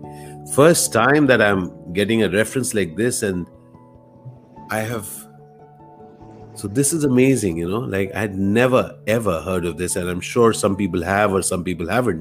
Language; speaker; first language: English; non-native, local second language; Hindi